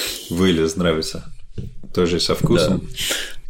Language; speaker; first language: Russian; non-native, fluent; English